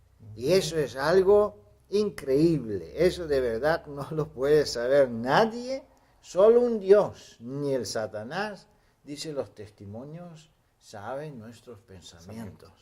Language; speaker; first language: Spanish; non-native, fluent; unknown